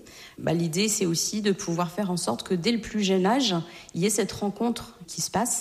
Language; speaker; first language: French; native; French